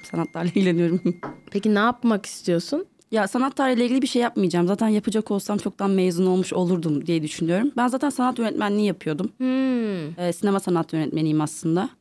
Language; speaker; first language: Turkish; native; Turkish